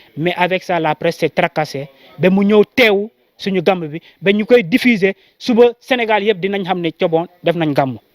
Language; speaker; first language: Wolof; non-native, local second language; Jola-Fonyi